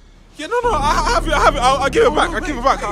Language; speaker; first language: English; native; English